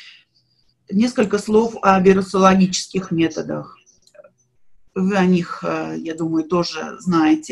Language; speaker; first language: Russian; native; Russian